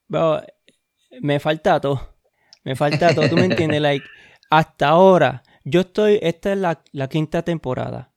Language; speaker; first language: Spanish; early bilingual, heritage; Spanish